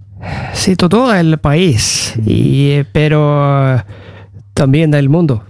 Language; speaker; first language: Spanish; non-native, learner; Norwegian